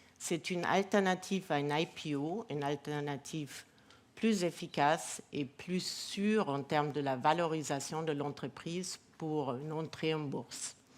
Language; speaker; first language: French; non-native, fluent; German